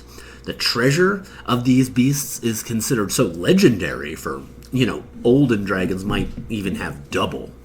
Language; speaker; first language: English; native; English